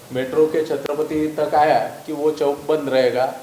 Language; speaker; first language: Hindi; non-native, local second language; Marathi